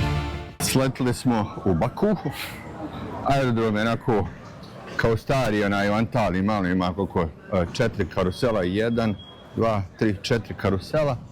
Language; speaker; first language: Bosnian; native; Bosnian